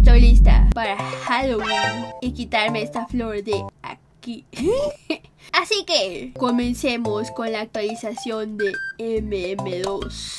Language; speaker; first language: Spanish; native; Spanish